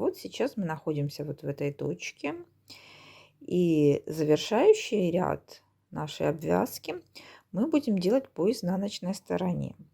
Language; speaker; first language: Russian; native; Russian